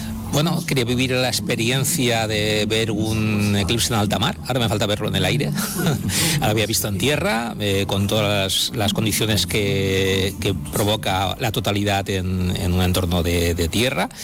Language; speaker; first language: Spanish; native; Spanish